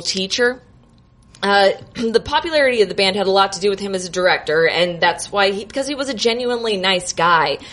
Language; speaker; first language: English; native; English